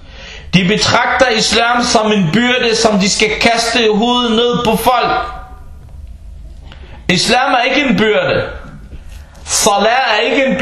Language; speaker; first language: Danish; early bilingual, other home language; Arabic